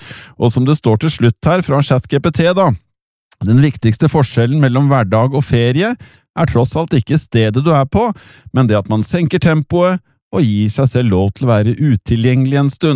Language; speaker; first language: Norwegian; native; Norwegian